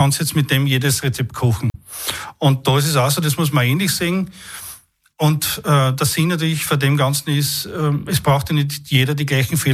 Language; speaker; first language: German; native; German